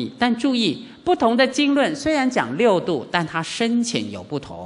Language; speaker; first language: Chinese; native; Chinese